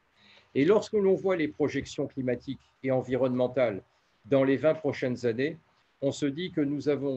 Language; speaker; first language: French; native; French